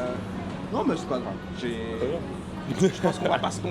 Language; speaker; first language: French; native; French